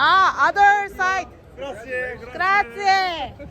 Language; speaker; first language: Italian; non-native, learner; Korean